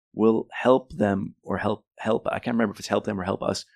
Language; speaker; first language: English; early bilingual, other home language; Arabic